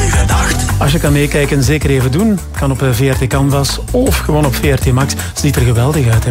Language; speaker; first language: Dutch; native; Dutch